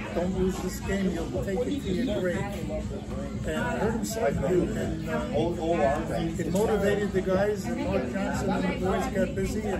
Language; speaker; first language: English; native; English